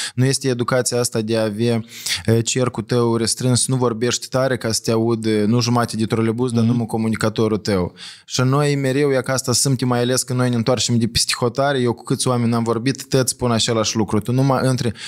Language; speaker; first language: Romanian; native; Romanian